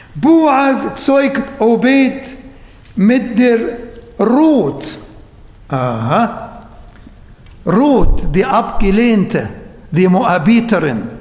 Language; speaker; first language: German; non-native, fluent; Arabic